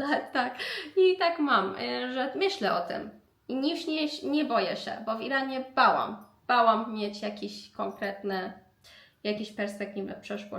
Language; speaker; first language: Polish; non-native, learner; Persian